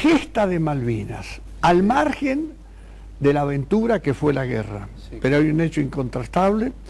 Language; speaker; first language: Spanish; native; Spanish